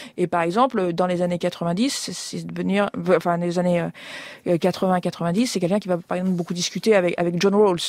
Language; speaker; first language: French; native; French